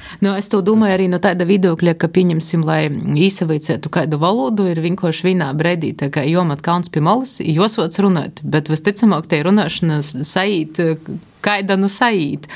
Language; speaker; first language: Latvian; native; Latvian